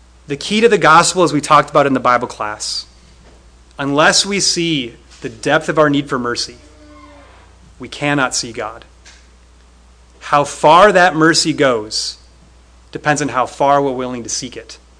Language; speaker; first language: English; native; English